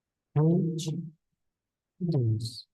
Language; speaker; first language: English; non-native, fluent; Indonesian